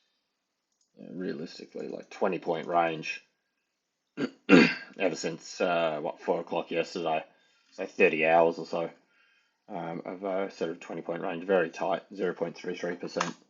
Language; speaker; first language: English; native; English